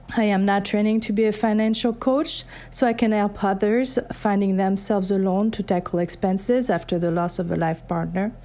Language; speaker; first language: English; non-native, fluent; French